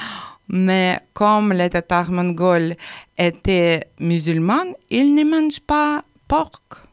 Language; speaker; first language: French; non-native, learner; Ukrainian